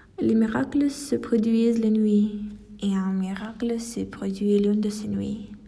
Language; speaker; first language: French; non-native, fluent; Ukrainian